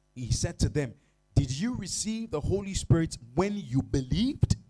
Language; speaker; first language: English; non-native, local second language; Ga